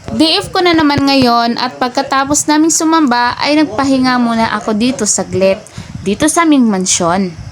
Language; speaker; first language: Filipino; non-native, local second language; Cebuano